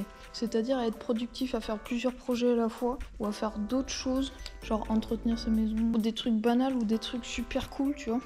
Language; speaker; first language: French; native; French